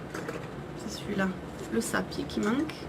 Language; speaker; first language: French; native; French